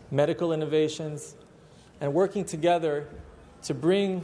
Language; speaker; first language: English; native; English